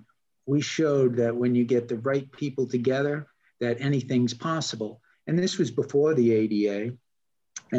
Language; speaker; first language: English; native; English